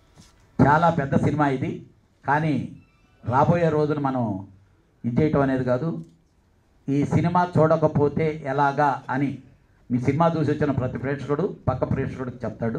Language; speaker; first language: Telugu; native; Telugu